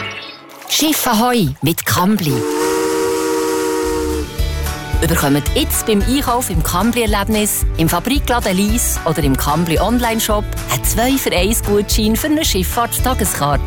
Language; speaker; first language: German; native; German